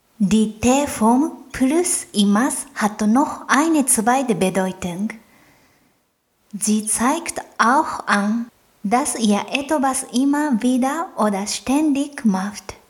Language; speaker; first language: German; non-native, fluent; Japanese